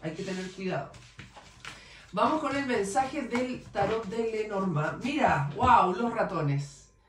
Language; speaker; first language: Spanish; native; Spanish